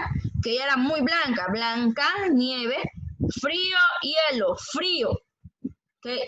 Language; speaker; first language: Spanish; native; Spanish